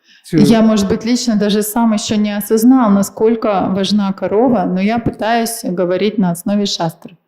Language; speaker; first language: Russian; native; Russian